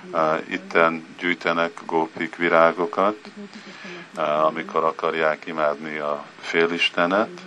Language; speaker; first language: Hungarian; early bilingual, heritage; Hungarian